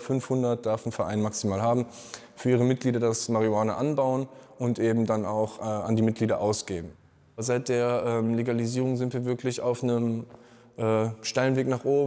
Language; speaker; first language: German; native; German